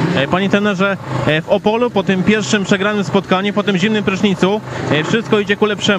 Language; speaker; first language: Polish; native; Polish